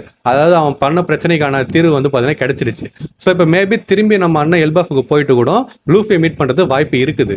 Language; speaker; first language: Tamil; native; Tamil